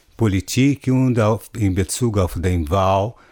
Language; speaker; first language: German; non-native, fluent; Portuguese